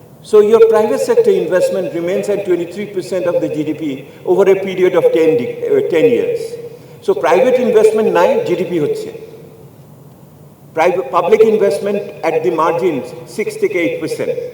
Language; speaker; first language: English; non-native, local second language; Bangla